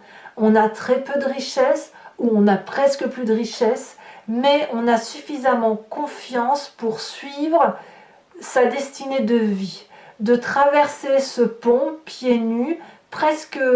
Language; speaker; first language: French; native; French